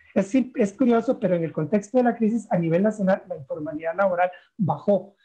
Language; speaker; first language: Spanish; native; Spanish